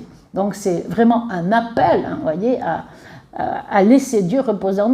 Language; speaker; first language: French; native; French